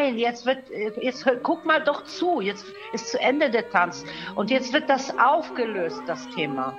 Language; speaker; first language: German; native; German